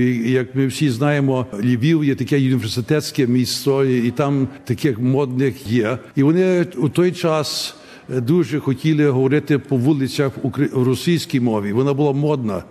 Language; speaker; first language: Ukrainian; early bilingual, heritage; Ukrainian